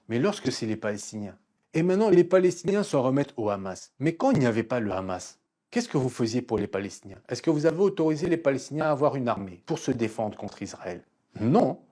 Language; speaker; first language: French; non-native, local second language; Lingala